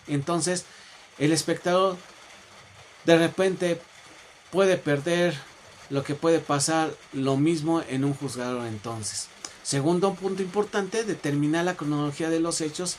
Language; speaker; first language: Spanish; native; Spanish